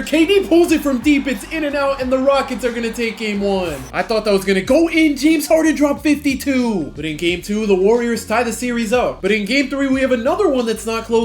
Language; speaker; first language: English; native; English